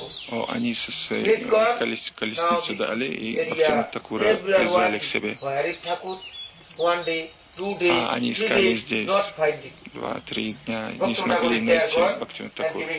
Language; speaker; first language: Russian; non-native, learner; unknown